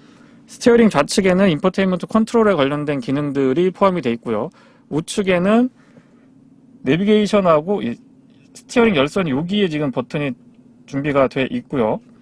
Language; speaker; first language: Korean; native; Korean